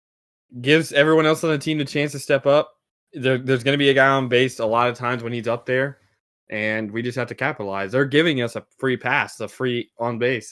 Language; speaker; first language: English; native; English